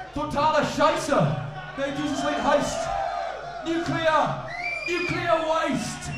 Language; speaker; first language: German; non-native, learner; English